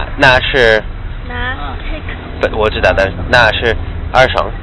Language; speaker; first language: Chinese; non-native, learner; English